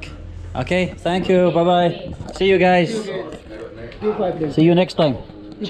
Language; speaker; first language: English; native; English